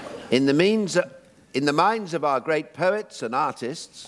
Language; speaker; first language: English; native; English